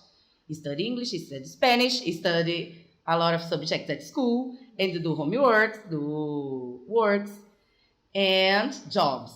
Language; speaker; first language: English; non-native, fluent; Portuguese